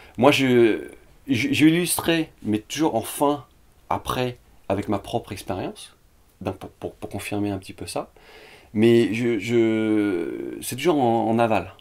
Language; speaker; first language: French; early bilingual, other home language; Vietnamese